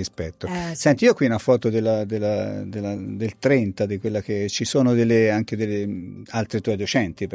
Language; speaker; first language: Italian; native; Italian